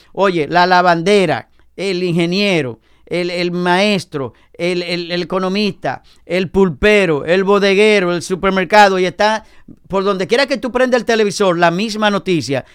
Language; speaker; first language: Spanish; native; Spanish